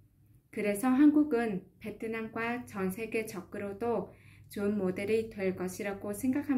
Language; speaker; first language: Korean; non-native, fluent; Vietnamese